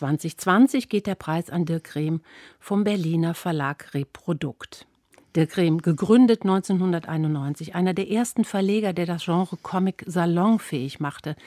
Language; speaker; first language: German; native; German